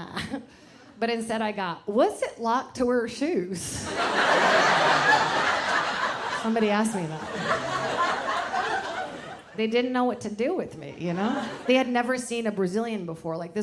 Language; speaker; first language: English; early bilingual, other home language; Portuguese